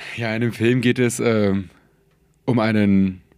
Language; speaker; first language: German; early bilingual, other home language; Persian